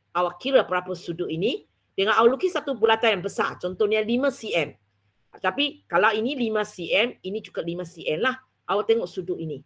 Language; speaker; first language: Malay; non-native, local second language; Chinese